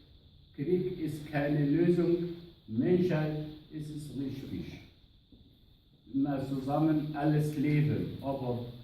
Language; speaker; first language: German; non-native, learner; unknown